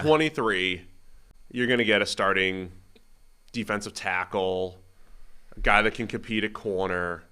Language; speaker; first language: English; native; English